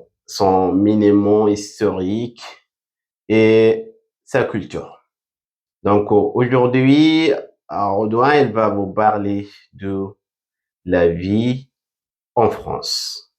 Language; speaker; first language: French; non-native, fluent; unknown